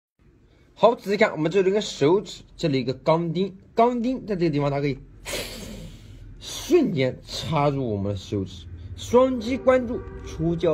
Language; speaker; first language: Chinese; native; Chinese